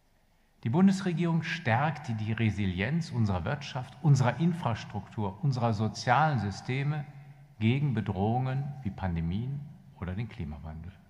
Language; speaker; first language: German; native; German